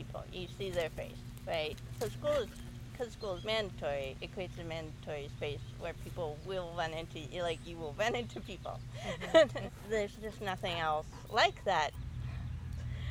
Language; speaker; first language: English; native; English